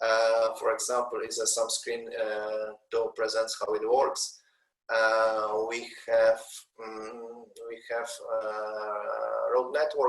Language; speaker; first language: English; non-native, learner; Polish